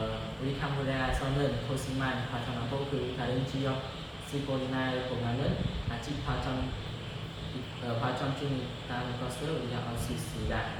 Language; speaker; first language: Korean; non-native, learner; Khmer